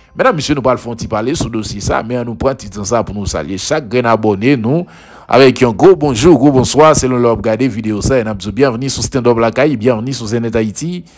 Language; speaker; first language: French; non-native, local second language; Haitian Creole